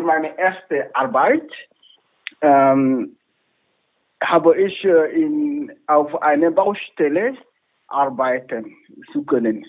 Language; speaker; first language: German; non-native, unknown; Wolof